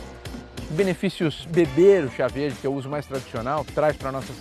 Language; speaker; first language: Portuguese; native; Portuguese